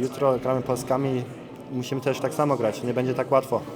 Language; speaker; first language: Polish; early bilingual, heritage; German